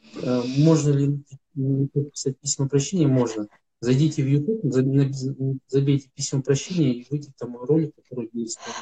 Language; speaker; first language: Russian; native; Russian